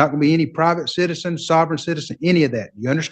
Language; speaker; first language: English; native; English